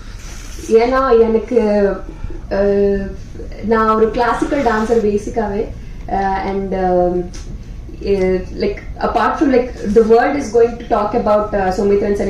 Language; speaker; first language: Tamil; non-native, learner; Telugu